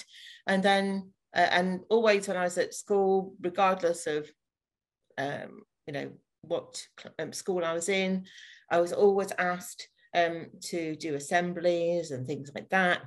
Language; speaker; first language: English; native; English